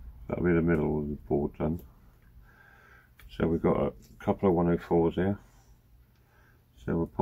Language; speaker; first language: English; native; English